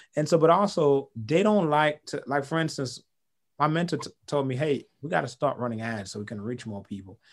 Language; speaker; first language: English; early bilingual, other home language; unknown